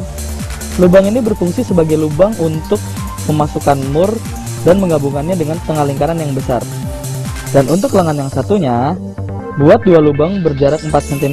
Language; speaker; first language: Indonesian; native; Indonesian